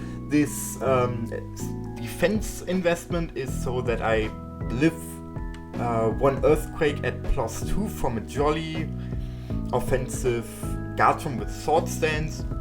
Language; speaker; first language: English; non-native, fluent; German